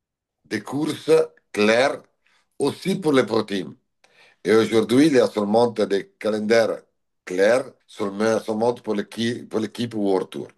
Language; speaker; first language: French; non-native, learner; Italian